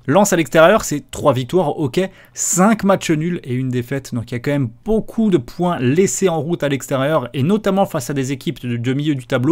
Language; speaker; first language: French; native; French